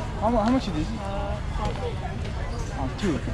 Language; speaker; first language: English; non-native, learner; Korean